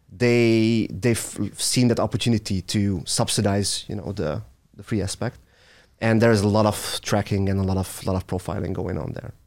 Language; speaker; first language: English; non-native, fluent; Hungarian